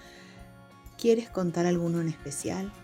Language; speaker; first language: Spanish; native; Spanish